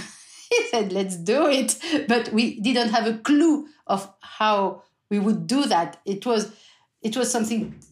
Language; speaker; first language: English; non-native, fluent; French